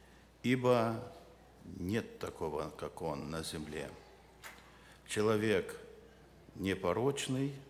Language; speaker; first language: Russian; non-native, local second language; Ukrainian